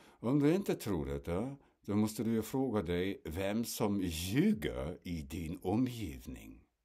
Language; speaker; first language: Swedish; non-native, fluent; German